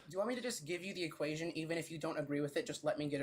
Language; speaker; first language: English; native; English